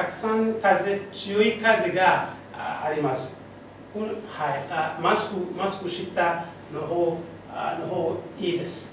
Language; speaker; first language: Japanese; non-native, learner; Mossi